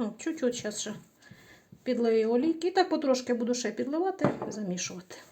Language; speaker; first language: Ukrainian; native; Ukrainian